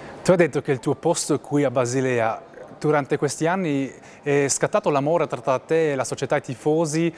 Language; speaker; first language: Italian; non-native, local second language; German